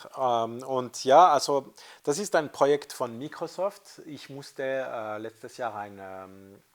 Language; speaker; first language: German; non-native, fluent; French